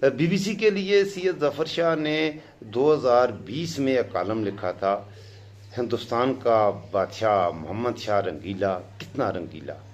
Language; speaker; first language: Urdu; non-native, local second language; Pashto